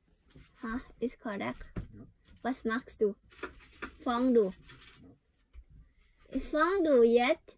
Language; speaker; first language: German; non-native, learner; Thai